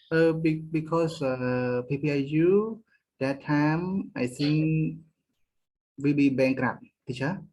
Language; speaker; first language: English; non-native, learner; Khmer